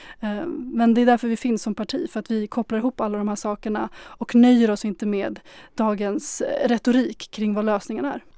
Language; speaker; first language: Swedish; early bilingual, other home language; Arabic